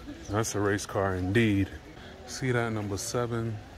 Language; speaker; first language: English; native; English